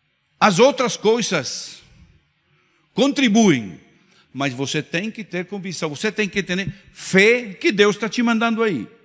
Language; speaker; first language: Portuguese; non-native, fluent; Spanish